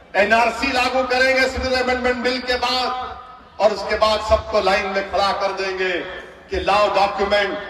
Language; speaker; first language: Urdu; native; Urdu